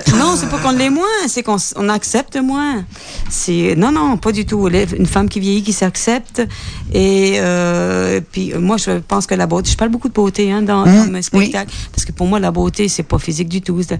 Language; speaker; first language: French; native; French